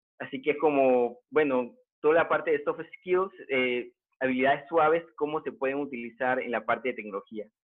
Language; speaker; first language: Spanish; native; Spanish